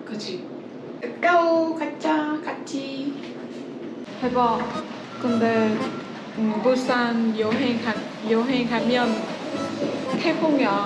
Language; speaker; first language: Korean; non-native, learner; Vietnamese